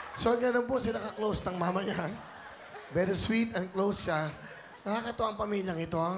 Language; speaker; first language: Filipino; native; Filipino